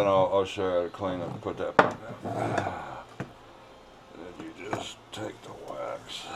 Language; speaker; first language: English; native; English